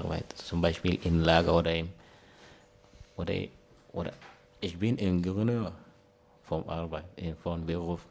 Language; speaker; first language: German; non-native, learner; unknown